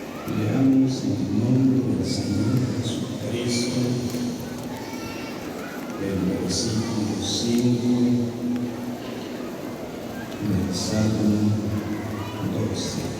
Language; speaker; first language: Spanish; native; Spanish